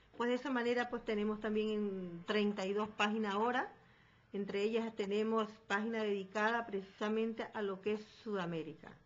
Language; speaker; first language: Spanish; native; Spanish